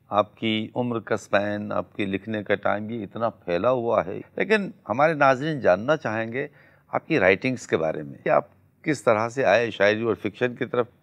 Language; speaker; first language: Urdu; native; Urdu